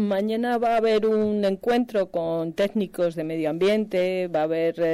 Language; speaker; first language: Spanish; native; Spanish